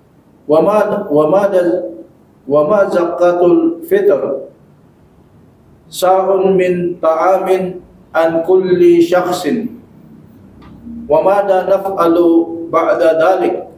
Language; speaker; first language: Arabic; non-native, learner; Filipino